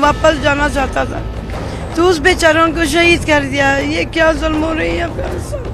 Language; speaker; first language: Hindi; non-native, learner; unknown